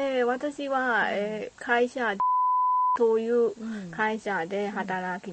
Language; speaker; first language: Japanese; non-native, learner; Burmese